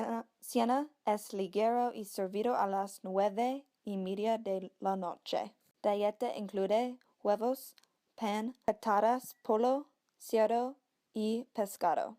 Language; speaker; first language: Spanish; non-native, learner; English